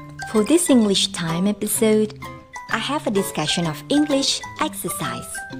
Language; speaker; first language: English; non-native, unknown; Indonesian